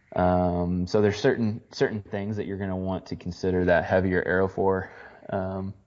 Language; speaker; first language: English; native; English